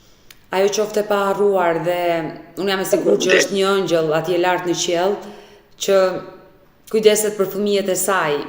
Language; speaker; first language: Albanian; native; Albanian